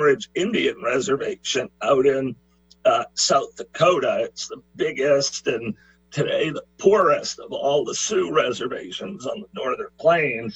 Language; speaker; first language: English; native; English